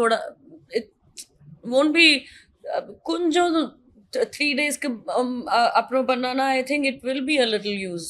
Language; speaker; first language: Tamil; non-native, fluent; Hindi